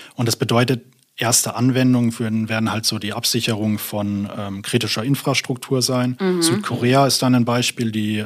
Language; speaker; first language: German; native; German